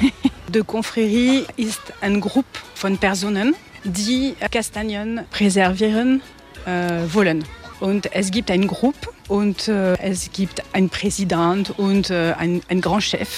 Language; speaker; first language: German; non-native, learner; French